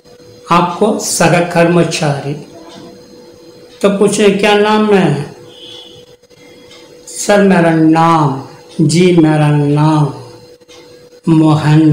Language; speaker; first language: Hindi; non-native, local second language; Tamil